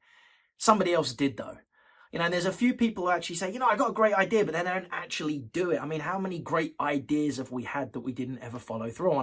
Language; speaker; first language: English; native; English